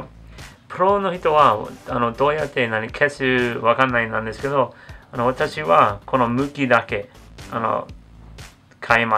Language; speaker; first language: Japanese; non-native, learner; English